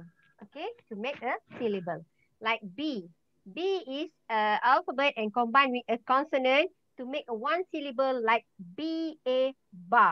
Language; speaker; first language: English; non-native, learner; Malay